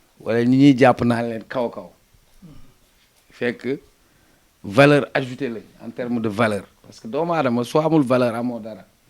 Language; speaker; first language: Wolof; non-native, local second language; Fula